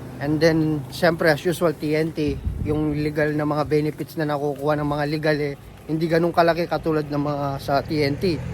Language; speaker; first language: Filipino; non-native, local second language; Pampanga